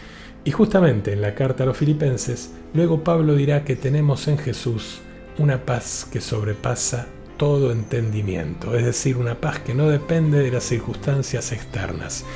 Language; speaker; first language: Spanish; native; Spanish